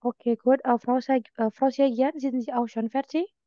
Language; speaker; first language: German; non-native, fluent; Indonesian